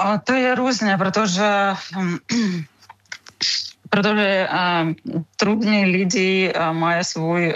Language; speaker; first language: Czech; non-native, fluent; Ukrainian